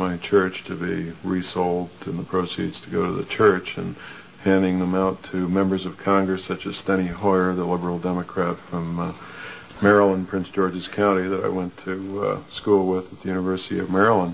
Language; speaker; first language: English; native; English